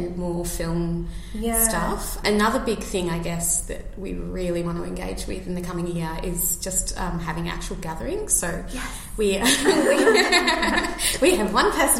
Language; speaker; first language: English; native; English